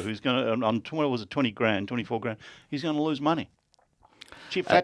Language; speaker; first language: English; native; English